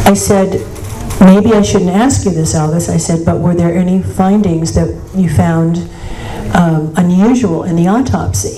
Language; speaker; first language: English; native; English